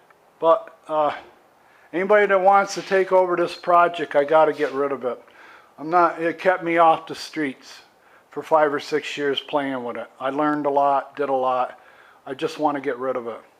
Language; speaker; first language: English; native; English